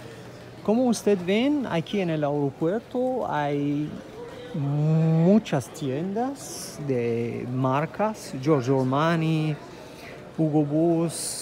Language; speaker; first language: Spanish; non-native, fluent; German